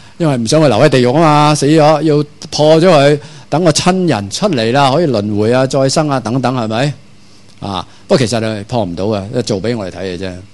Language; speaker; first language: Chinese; non-native, local second language; Cantonese